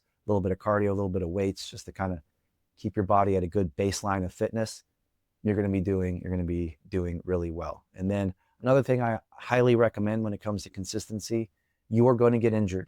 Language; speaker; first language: English; native; English